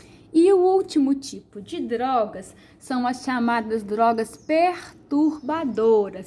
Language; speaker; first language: Portuguese; native; Portuguese